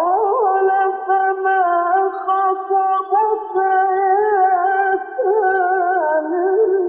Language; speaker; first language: Arabic; native; Arabic